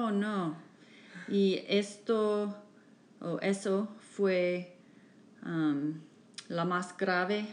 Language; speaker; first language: Spanish; non-native, fluent; English